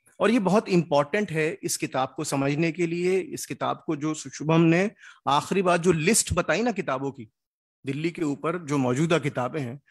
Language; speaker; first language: Hindi; native; Hindi